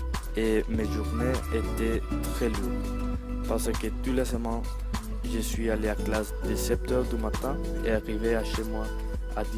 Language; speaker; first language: French; non-native, learner; Spanish